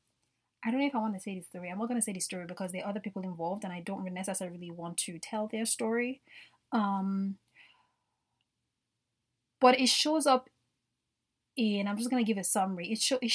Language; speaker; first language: English; non-native, local second language; Yoruba